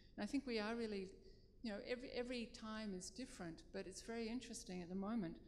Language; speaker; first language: English; native; English